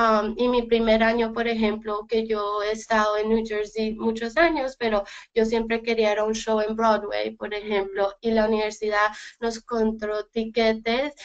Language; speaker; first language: Spanish; early bilingual, heritage; Spanish